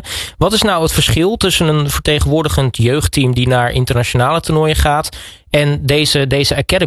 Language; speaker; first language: Dutch; native; Dutch